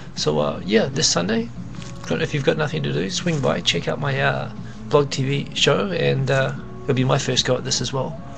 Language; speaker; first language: English; native; English